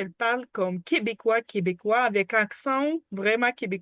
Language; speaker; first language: French; non-native, learner; Ukrainian